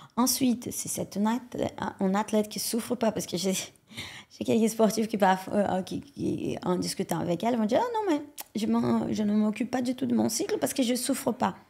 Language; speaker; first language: French; non-native, fluent; Portuguese